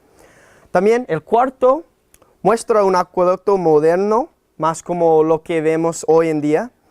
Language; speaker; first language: Spanish; non-native, learner; English